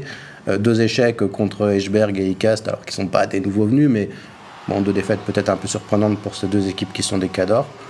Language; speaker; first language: French; native; French